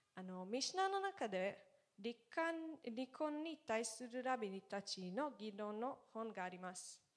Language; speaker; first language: Japanese; non-native, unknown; Hebrew